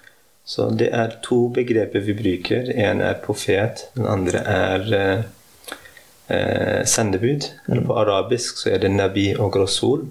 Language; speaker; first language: Norwegian; early bilingual, heritage; Norwegian